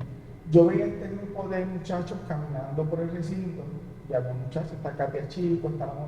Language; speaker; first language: Spanish; native; Spanish